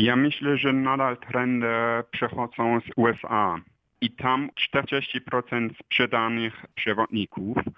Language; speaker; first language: Polish; non-native, fluent; German